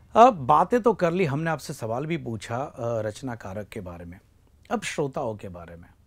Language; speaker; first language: Hindi; non-native, local second language; Gujarati